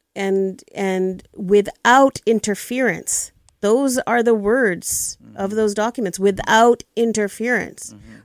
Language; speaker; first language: English; early bilingual, other home language; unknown